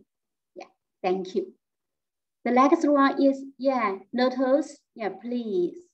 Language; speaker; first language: English; non-native, fluent; Chinese